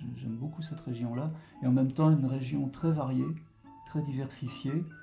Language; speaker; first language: French; native; French